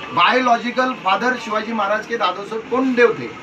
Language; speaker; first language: Hindi; non-native, local second language; Marathi